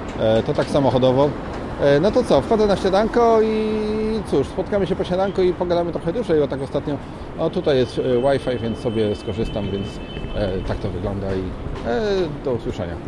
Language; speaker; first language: Polish; native; Polish